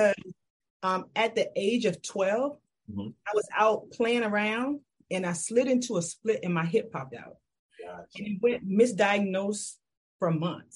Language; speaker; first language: English; native; English